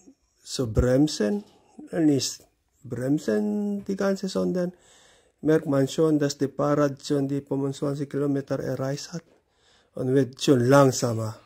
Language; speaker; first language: German; non-native, learner; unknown